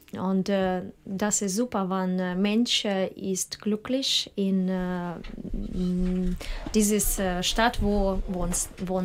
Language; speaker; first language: German; non-native, learner; Russian